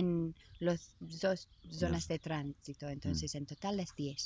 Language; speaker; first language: Spanish; non-native, learner; English